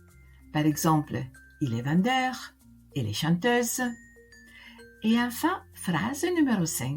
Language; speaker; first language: French; non-native, fluent; Italian